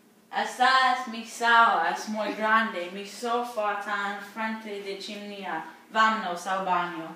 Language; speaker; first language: Spanish; non-native, learner; English